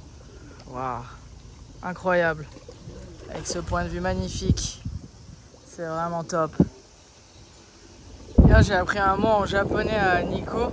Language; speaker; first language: French; native; French